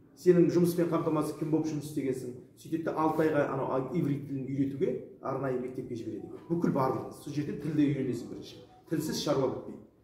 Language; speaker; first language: Kazakh; early bilingual, heritage; Kazakh